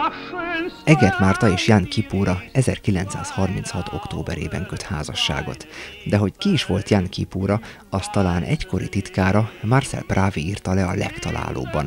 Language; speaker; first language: Hungarian; native; Hungarian